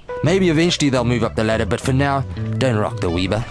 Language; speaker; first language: English; native; English